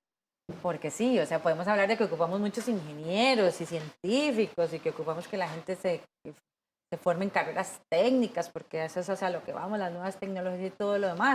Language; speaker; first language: Spanish; native; Spanish